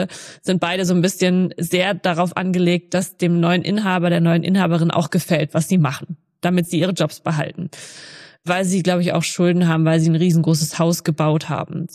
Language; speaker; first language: German; native; German